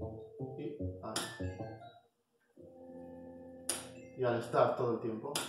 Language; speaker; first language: Spanish; native; Spanish